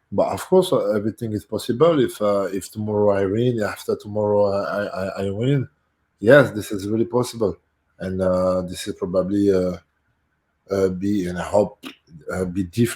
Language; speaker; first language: English; non-native, fluent; French